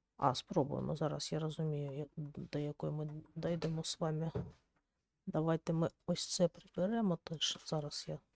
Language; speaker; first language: Ukrainian; native; Ukrainian